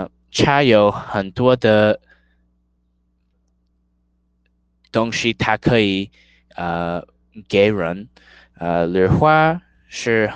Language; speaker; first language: Chinese; non-native, learner; English